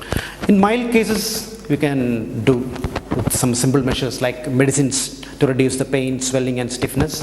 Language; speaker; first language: English; non-native, local second language; Malayalam